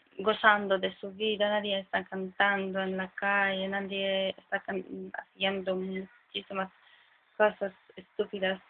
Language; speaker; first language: Spanish; non-native, fluent; Polish